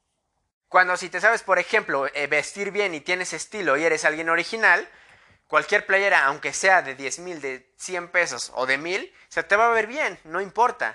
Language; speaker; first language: Spanish; native; Spanish